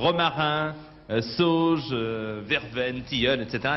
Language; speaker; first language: French; native; French